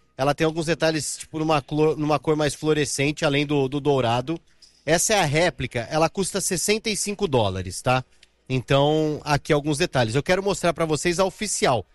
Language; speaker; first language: Portuguese; native; Portuguese